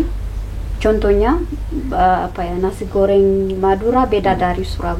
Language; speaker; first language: Indonesian; non-native, learner; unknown